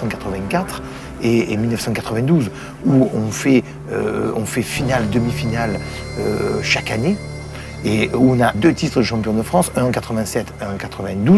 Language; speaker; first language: French; native; French